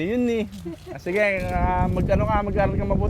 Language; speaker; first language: Filipino; native; Filipino